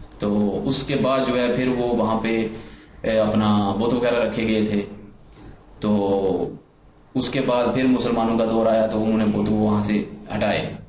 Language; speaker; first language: Urdu; non-native, local second language; Punjabi